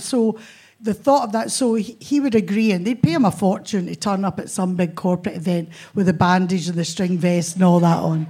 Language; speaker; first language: English; native; English